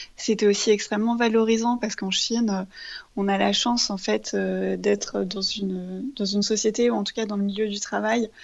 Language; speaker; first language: French; native; French